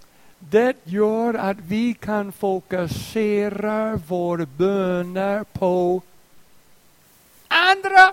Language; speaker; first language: Swedish; non-native, fluent; English